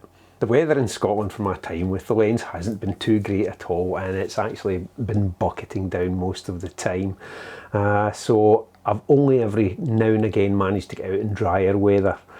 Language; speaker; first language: English; native; English